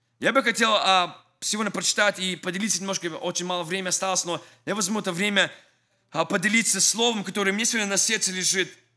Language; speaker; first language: Russian; early bilingual, heritage; English